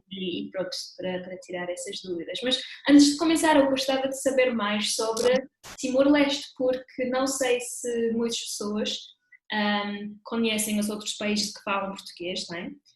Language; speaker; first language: Portuguese; non-native, fluent; English